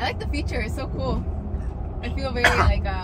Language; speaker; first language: English; early bilingual, other home language; Vietnamese